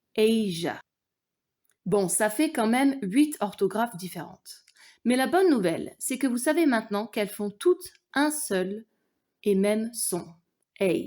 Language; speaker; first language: French; non-native, fluent; English